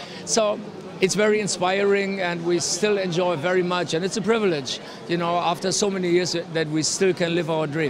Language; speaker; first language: English; non-native, fluent; German